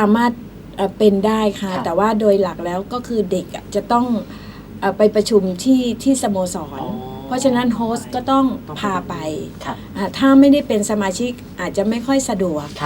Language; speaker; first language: Thai; native; Thai